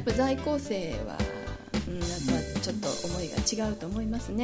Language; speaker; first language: Japanese; native; Japanese